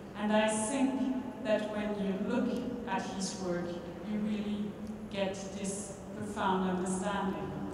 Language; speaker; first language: English; non-native, fluent; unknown